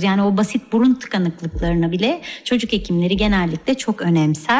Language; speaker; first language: Turkish; native; Turkish